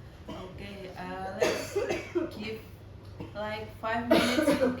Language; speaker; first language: English; non-native, learner; Indonesian